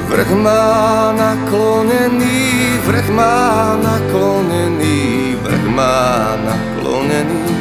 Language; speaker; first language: Slovak; native; Slovak